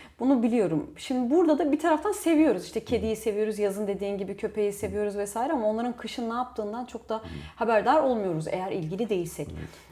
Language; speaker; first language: Turkish; native; Turkish